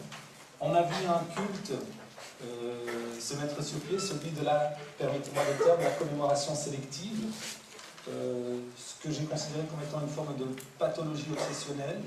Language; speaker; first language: French; native; French